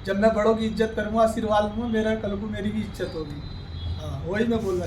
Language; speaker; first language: Hindi; native; Hindi